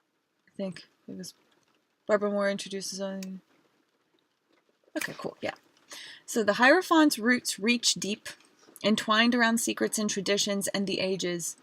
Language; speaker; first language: English; native; English